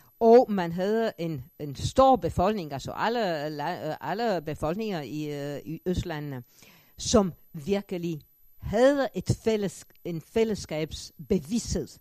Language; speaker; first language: Danish; non-native, fluent; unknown